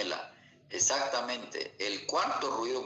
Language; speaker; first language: Spanish; native; Spanish